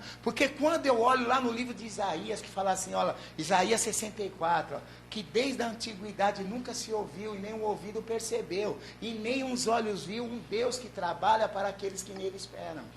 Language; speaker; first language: Portuguese; native; Portuguese